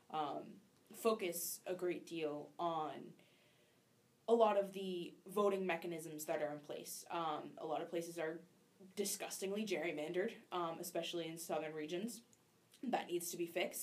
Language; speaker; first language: English; native; English